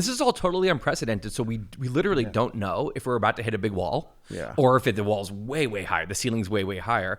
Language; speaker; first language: English; native; English